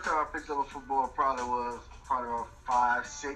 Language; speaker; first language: English; native; English